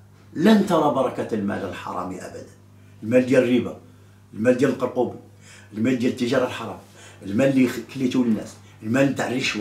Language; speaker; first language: Arabic; native; Arabic